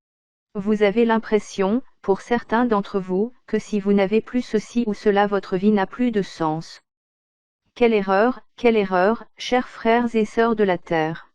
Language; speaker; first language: French; native; French